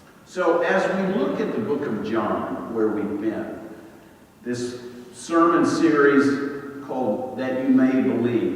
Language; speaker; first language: English; native; English